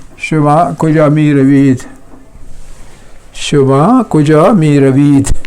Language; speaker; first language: Persian; non-native, fluent; Urdu